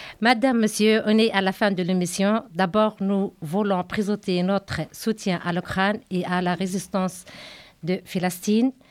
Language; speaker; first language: French; non-native, local second language; Arabic